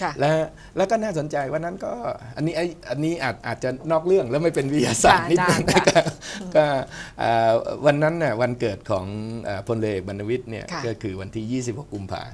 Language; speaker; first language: Thai; native; Thai